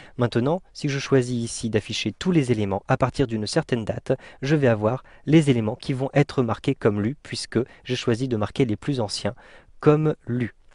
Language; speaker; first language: French; native; French